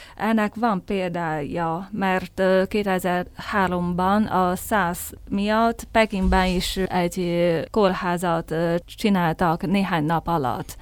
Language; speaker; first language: Hungarian; non-native, fluent; Chinese